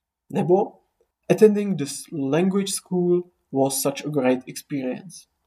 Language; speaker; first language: English; non-native, fluent; Czech